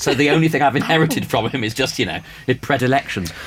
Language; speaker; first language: English; early bilingual, other home language; Spanish